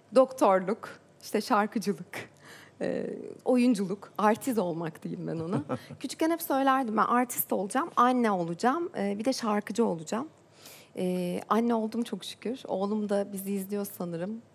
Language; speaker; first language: Turkish; native; Turkish